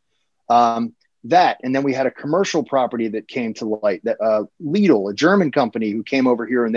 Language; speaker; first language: English; native; English